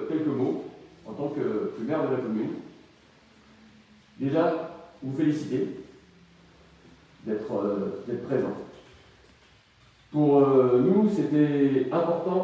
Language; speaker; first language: French; native; French